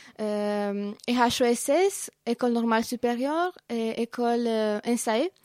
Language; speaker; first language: French; non-native, fluent; Romanian